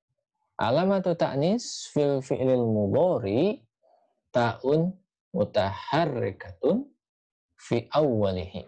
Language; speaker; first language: Arabic; non-native, fluent; Indonesian